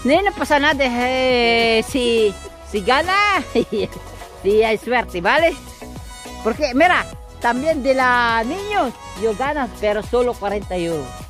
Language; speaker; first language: Spanish; non-native, learner; Filipino